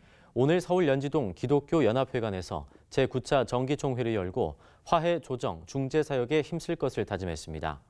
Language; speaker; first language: Korean; native; Korean